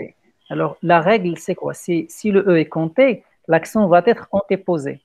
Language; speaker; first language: French; non-native, local second language; Arabic